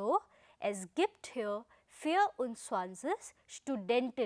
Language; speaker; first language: German; non-native, fluent; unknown